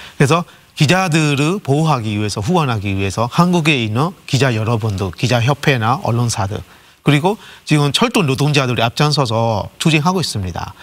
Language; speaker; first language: Korean; non-native, fluent; Burmese